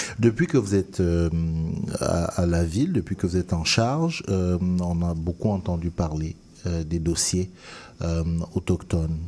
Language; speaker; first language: French; non-native, local second language; Duala